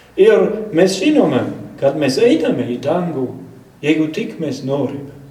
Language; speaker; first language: Lithuanian; non-native, fluent; German